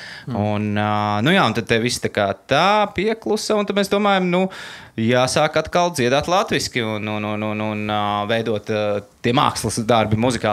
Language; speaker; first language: Latvian; native; Latvian